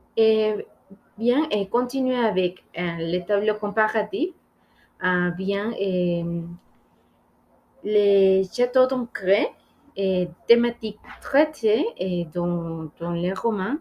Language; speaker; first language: French; non-native, learner; Spanish